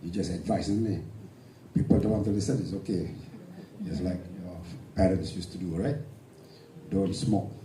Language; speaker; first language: English; non-native, local second language; Malay